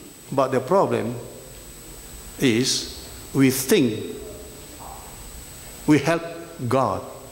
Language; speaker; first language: English; non-native, fluent; Indonesian